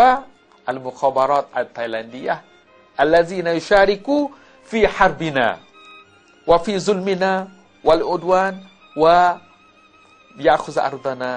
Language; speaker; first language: Arabic; non-native, learner; Malay